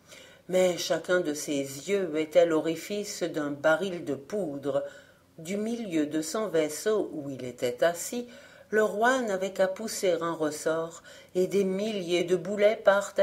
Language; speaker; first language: French; native; French